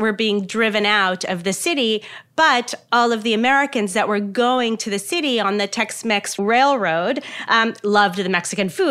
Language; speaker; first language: English; native; English